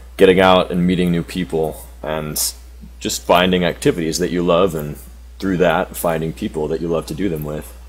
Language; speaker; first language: English; native; English